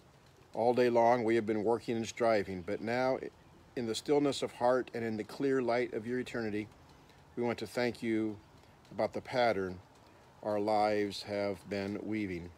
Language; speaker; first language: English; native; English